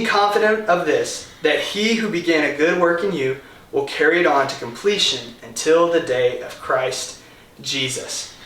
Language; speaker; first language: English; native; English